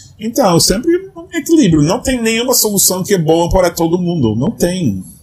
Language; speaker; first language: Portuguese; non-native, fluent; English